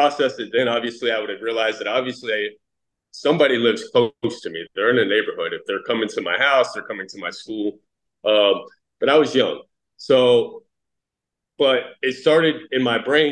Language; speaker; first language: English; native; English